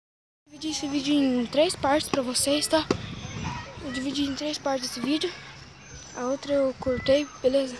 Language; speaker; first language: Portuguese; native; Portuguese